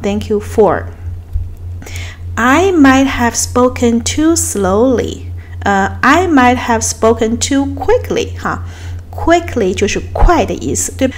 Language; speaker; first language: English; non-native, fluent; Chinese